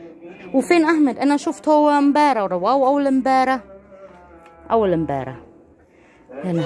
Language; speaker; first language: Arabic; non-native, learner; German